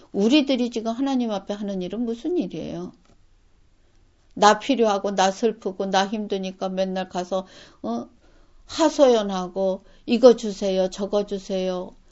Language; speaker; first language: Korean; native; Korean